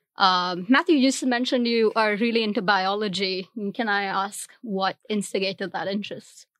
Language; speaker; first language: English; non-native, local second language; Hindi